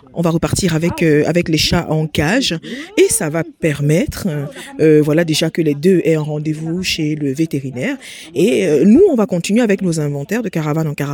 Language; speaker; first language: French; native; French